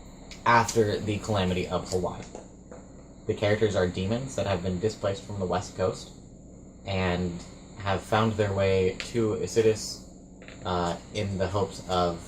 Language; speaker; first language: English; native; English